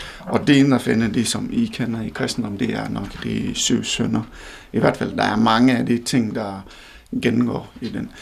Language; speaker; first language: Danish; non-native, fluent; Hindi